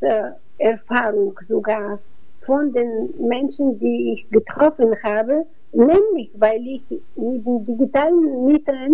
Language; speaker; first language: German; non-native, fluent; Bulgarian